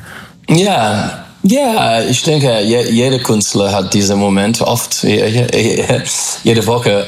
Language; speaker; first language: German; non-native, fluent; English